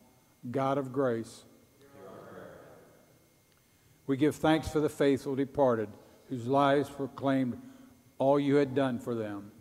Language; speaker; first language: English; native; English